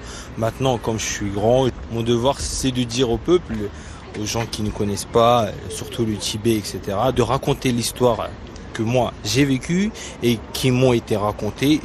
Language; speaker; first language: French; non-native, fluent; Tibetan